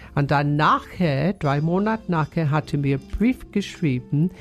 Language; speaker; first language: German; non-native, fluent; English